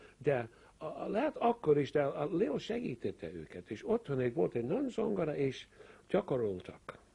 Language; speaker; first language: Hungarian; early bilingual, heritage; Hungarian